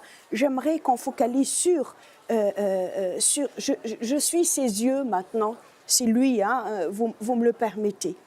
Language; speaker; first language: French; native; French